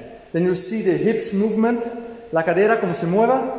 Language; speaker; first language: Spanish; non-native, fluent; Italian